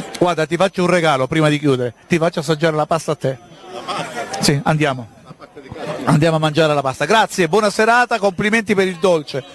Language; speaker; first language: Italian; native; Italian